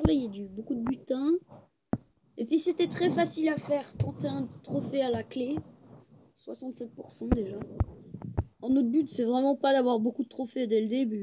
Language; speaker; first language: French; native; French